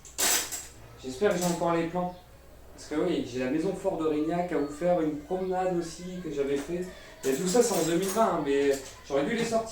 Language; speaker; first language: French; native; French